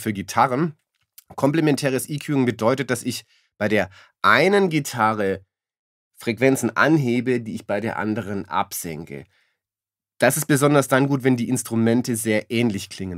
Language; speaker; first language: German; native; German